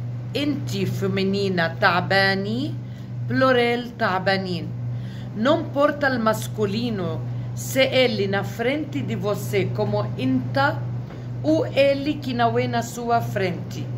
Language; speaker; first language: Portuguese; non-native, fluent; Arabic